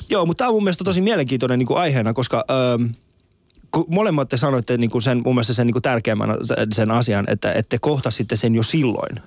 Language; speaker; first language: Finnish; early bilingual, other home language; Persian